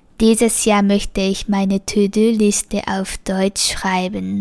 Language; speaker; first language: German; non-native, fluent; Japanese